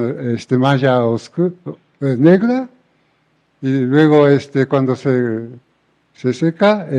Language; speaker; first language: Spanish; non-native, fluent; Japanese